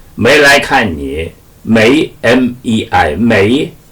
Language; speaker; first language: Chinese; non-native, fluent; Korean